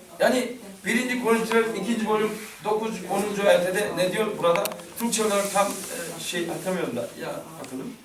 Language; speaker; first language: Turkish; non-native, learner; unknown